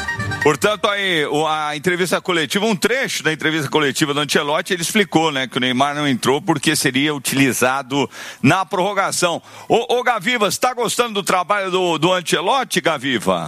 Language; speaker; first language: Portuguese; native; Portuguese